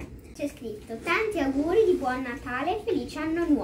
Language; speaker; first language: Italian; early bilingual, other home language; Portuguese